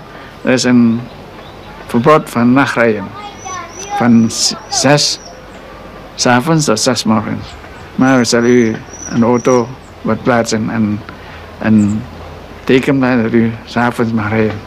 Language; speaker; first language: Dutch; non-native, local second language; Indonesian